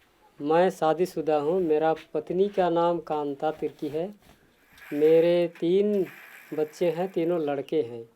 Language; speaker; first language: Hindi; non-native, local second language; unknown